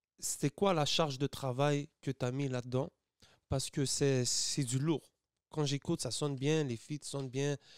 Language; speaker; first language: French; native; French